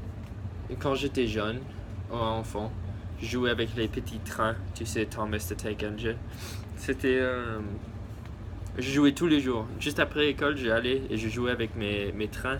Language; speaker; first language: French; early bilingual, heritage; English